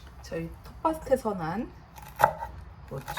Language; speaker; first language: Korean; native; Korean